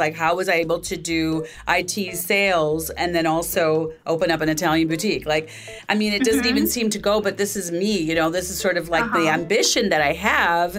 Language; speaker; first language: English; native; English